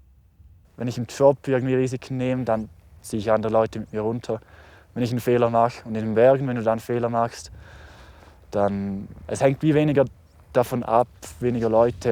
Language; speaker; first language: German; native; German